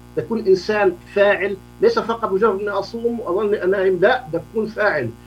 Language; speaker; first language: Arabic; native; Arabic